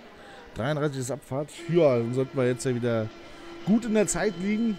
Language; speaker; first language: German; native; German